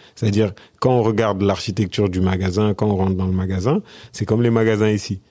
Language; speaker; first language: French; early bilingual, other home language; Wolof